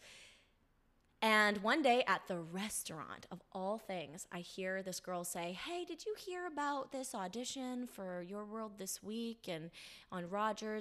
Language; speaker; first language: English; native; English